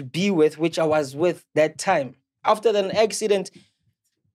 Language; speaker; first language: English; non-native, local second language; Zulu